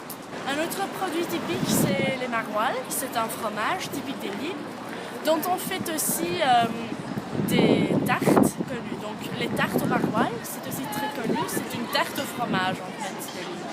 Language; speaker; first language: French; non-native, learner; Dutch